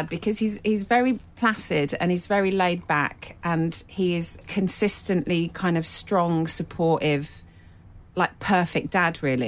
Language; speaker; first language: English; native; English